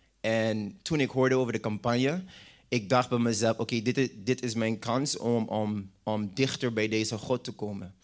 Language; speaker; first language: Dutch; non-native, local second language; English